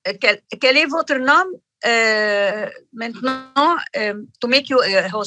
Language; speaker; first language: French; non-native, learner; Arabic